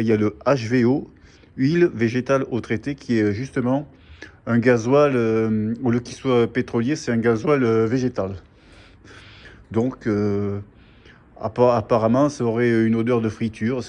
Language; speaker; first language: French; native; French